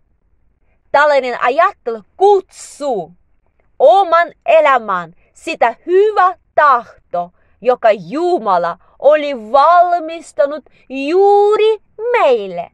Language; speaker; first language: Finnish; non-native, learner; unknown